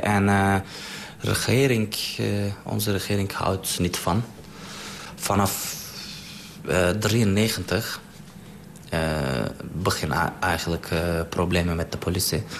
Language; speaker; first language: Dutch; non-native, learner; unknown